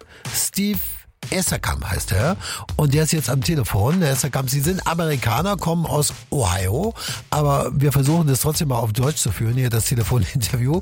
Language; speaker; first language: German; native; German